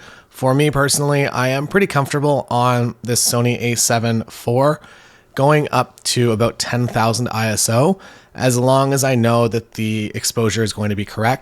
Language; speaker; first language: English; native; English